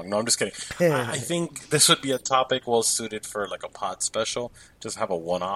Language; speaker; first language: English; native; English